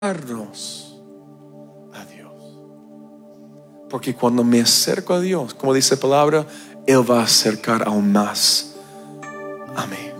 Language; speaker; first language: Spanish; non-native, fluent; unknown